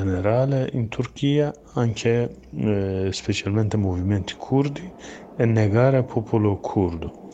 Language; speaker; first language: Italian; non-native, learner; Kurdish